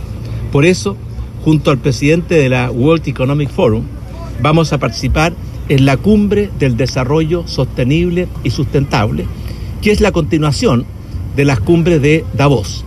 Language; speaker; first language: Spanish; native; Spanish